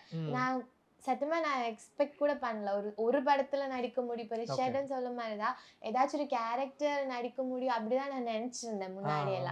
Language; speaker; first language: Tamil; non-native, local second language; Malayalam